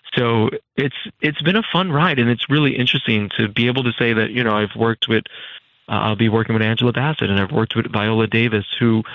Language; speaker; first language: English; native; English